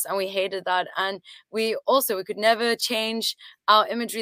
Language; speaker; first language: English; early bilingual, other home language; French